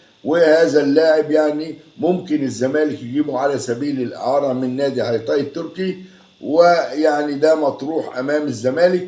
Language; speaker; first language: Arabic; native; Arabic